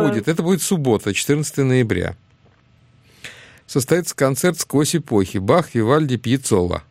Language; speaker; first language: Russian; native; Russian